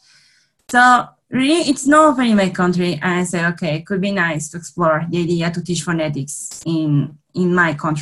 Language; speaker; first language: English; non-native, fluent; Spanish